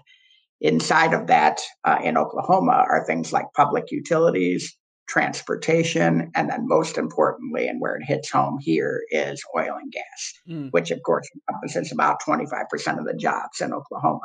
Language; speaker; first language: English; native; English